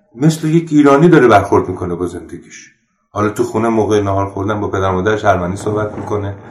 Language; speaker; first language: Persian; non-native, local second language; Armenian